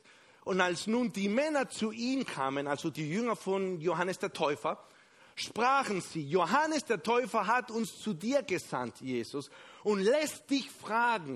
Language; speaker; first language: German; non-native, fluent; Spanish